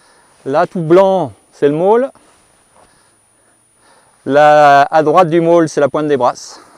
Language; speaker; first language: French; native; French